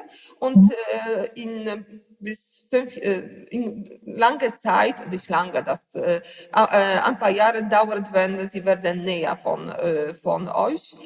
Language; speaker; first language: German; non-native, learner; Polish